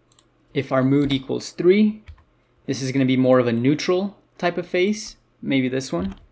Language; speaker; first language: English; native; English